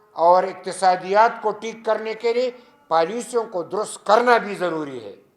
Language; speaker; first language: Urdu; non-native, local second language; Pashto